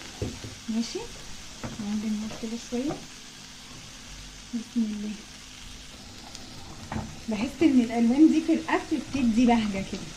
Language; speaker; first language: Arabic; native; Arabic